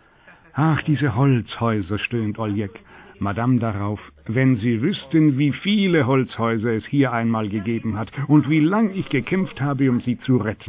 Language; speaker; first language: German; native; German